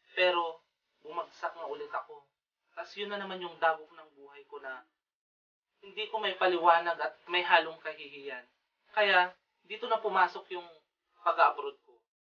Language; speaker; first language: Filipino; non-native, local second language; Iloko